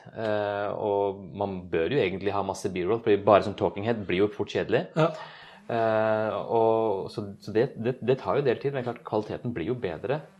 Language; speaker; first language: Norwegian; early bilingual, other home language; Urdu